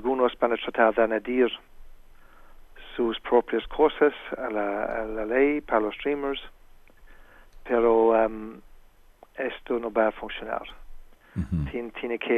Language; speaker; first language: Spanish; non-native, fluent; English